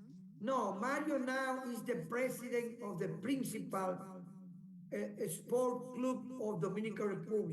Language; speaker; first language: English; non-native, learner; Spanish